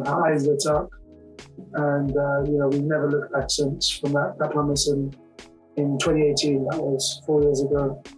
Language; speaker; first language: English; native; English